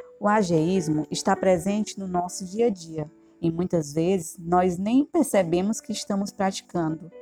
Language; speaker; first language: Portuguese; native; Portuguese